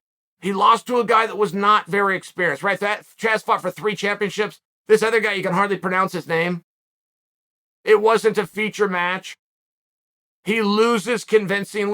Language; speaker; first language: English; native; English